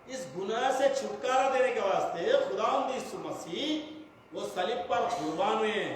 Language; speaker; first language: Hindi; non-native, local second language; Telugu